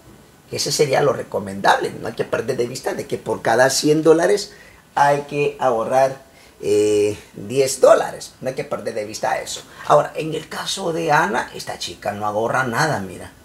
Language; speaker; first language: Spanish; native; Spanish